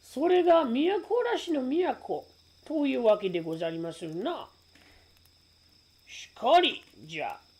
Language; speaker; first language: Japanese; native; Japanese